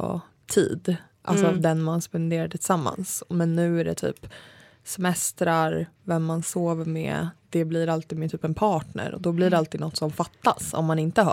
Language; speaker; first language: Swedish; native; Swedish